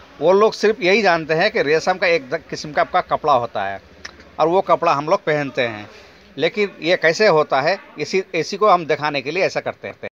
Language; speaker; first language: Hindi; non-native, local second language; Bangla